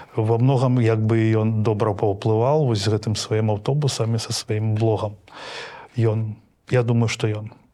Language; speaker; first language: Belarusian; non-native, local second language; Russian